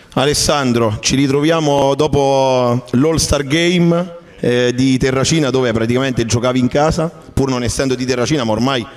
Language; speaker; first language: Italian; native; Italian